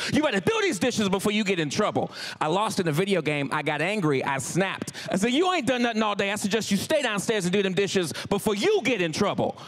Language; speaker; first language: English; native; English